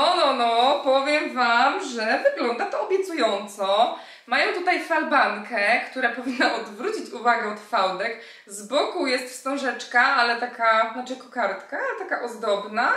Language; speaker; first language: Polish; native; Polish